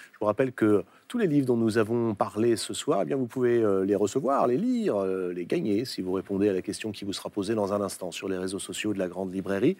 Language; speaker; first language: French; native; French